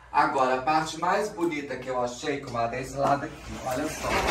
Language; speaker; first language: Portuguese; native; Portuguese